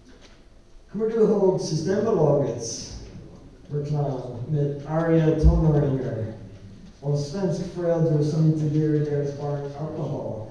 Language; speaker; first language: Swedish; non-native, learner; English